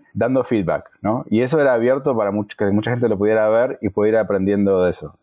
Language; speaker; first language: Spanish; native; Spanish